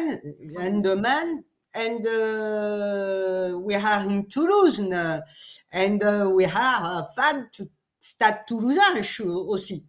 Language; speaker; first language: English; non-native, learner; French